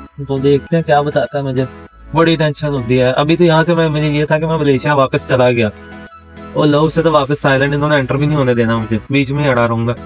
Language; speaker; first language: Urdu; native; Urdu